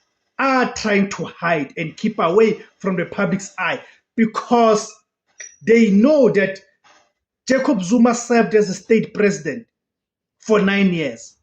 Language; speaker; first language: English; non-native, local second language; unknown